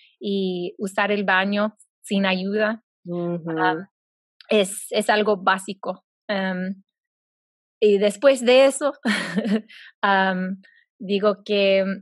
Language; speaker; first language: Spanish; non-native, fluent; English